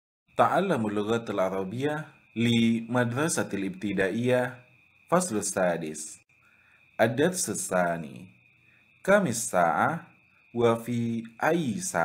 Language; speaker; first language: Arabic; non-native, learner; Indonesian